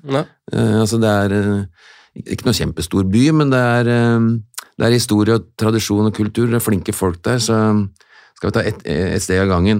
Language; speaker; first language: Norwegian; native; Norwegian